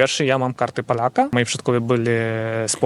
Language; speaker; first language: Polish; non-native, learner; Russian